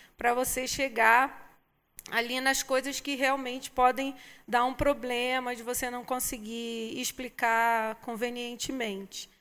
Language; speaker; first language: Portuguese; native; Portuguese